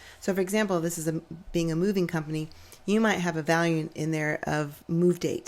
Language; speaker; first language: English; native; English